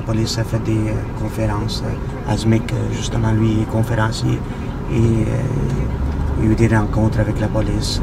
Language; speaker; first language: French; native; French